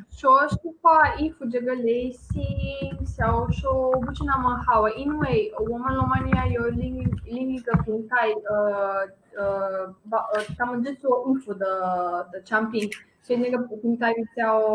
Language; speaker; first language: Chinese; non-native, fluent; Romanian